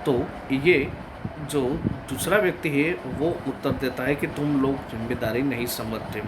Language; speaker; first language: Hindi; non-native, local second language; Gujarati